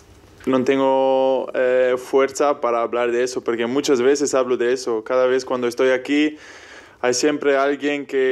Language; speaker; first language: Spanish; non-native, fluent; German